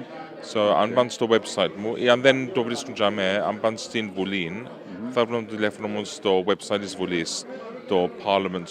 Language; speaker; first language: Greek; early bilingual, heritage; Greek